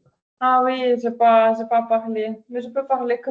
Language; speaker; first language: French; non-native, fluent; Portuguese